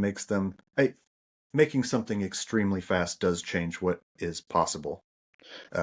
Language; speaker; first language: English; native; English